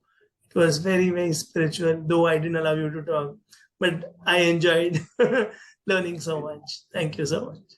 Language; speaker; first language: English; non-native, local second language; Hindi